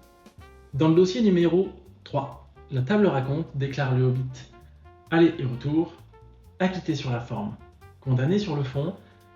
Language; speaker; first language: French; native; French